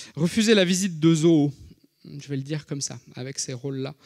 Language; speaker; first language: French; native; French